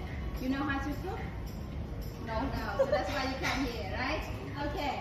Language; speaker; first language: English; non-native, learner; Vietnamese